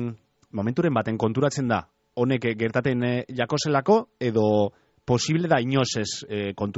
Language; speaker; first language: Basque; native; Basque